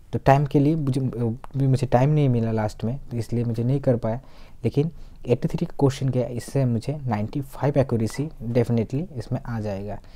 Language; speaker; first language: Hindi; non-native, local second language; Bangla